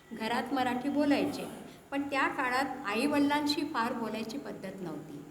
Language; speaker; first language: Marathi; early bilingual, heritage; Marathi